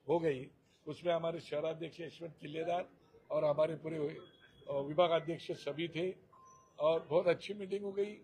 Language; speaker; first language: Hindi; non-native, local second language; Marathi